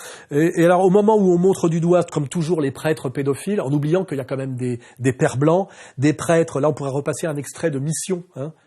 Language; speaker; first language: French; native; French